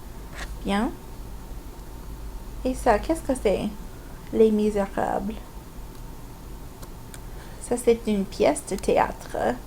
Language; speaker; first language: French; non-native, fluent; English